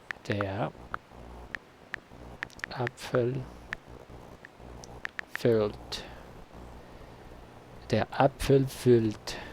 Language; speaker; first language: German; non-native, learner; Spanish